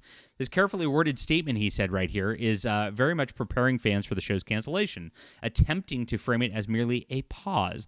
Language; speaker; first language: English; native; English